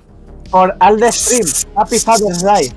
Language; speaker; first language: English; non-native, learner; Spanish